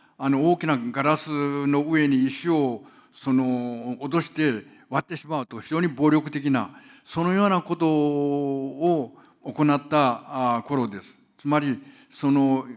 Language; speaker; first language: Japanese; non-native, fluent; Korean